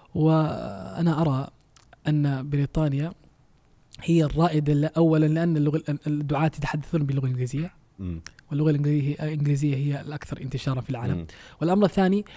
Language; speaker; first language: Arabic; non-native, fluent; Danish